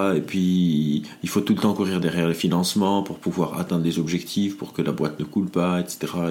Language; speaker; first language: French; non-native, local second language; Arabic